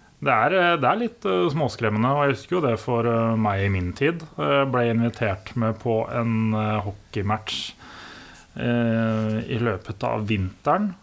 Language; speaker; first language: Norwegian; native; Norwegian